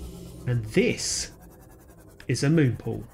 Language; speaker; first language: English; native; English